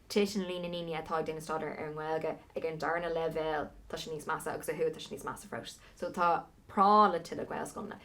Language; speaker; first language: Irish; non-native, local second language; English